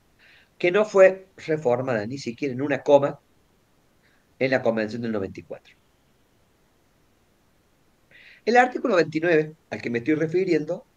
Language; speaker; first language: Spanish; native; Spanish